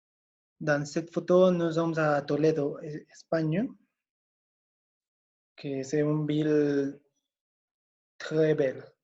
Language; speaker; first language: French; non-native, learner; Spanish